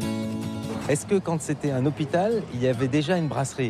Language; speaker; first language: French; native; French